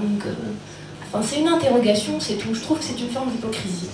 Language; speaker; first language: French; non-native, local second language; Arabic